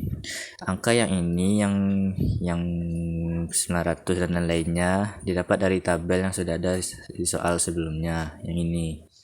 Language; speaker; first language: Indonesian; native; Indonesian